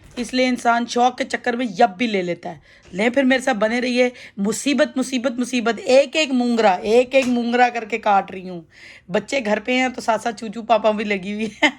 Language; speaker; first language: Urdu; non-native, local second language; Punjabi